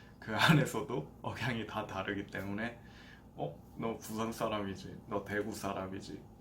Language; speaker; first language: Korean; native; Korean